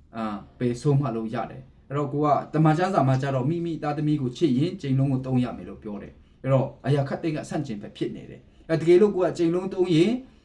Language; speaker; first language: Burmese; non-native, local second language; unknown